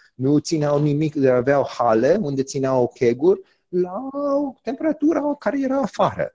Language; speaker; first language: Romanian; early bilingual, heritage; Romanian